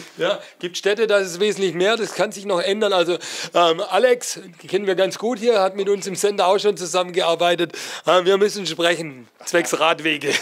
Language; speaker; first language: German; native; German